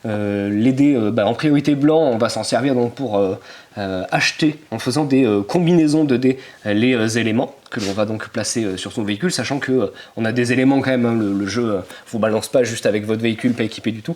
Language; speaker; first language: French; native; French